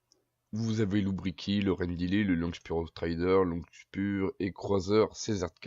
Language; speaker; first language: French; native; French